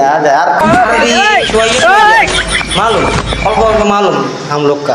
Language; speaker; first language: Hindi; non-native, learner; Bangla